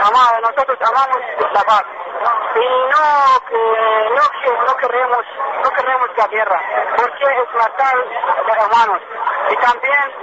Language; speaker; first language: Spanish; non-native, learner; Arabic